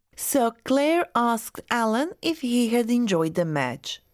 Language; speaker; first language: English; non-native, fluent; Croatian